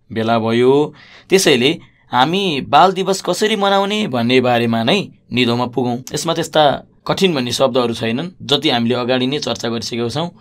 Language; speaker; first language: Nepali; native; Nepali